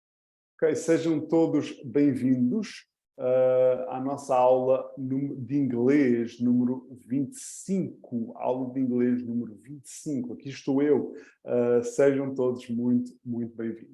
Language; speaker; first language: Portuguese; early bilingual, heritage; Portuguese